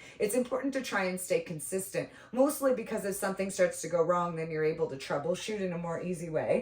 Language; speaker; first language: English; native; English